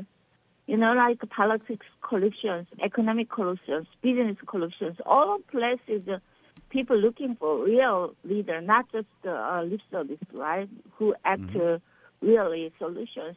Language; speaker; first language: English; non-native, learner; Korean